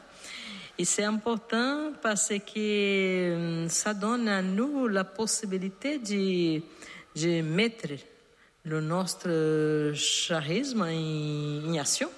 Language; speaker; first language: French; non-native, learner; Portuguese